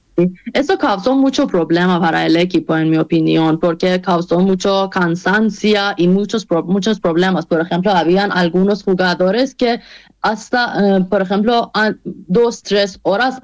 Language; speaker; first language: Spanish; non-native, fluent; Persian